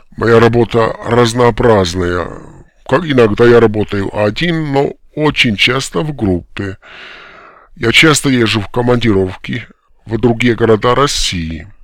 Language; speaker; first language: Russian; non-native, learner; Finnish